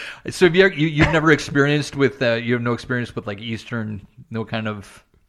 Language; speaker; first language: English; native; English